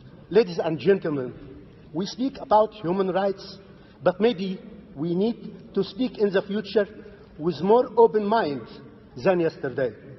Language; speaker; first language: English; non-native, fluent; Arabic